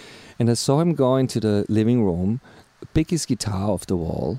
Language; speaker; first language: English; non-native, fluent; German